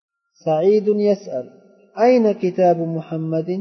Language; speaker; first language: Arabic; non-native, fluent; Uzbek